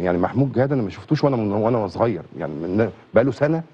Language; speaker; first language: Arabic; native; Arabic